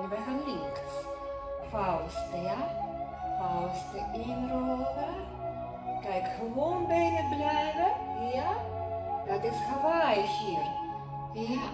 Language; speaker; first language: Dutch; non-native, learner; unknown